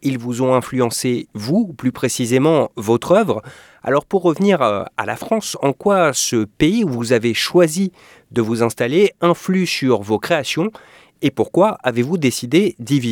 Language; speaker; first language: French; native; French